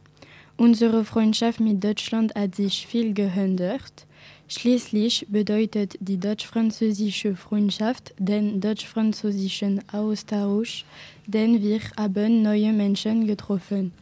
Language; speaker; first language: German; non-native, learner; French